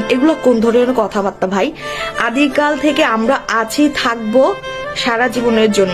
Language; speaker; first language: Bangla; non-native, local second language; Chakma